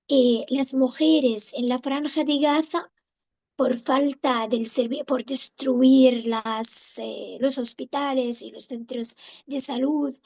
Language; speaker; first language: Spanish; non-native, fluent; Arabic